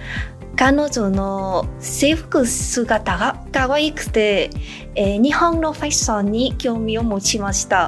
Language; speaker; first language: Japanese; non-native, fluent; Vietnamese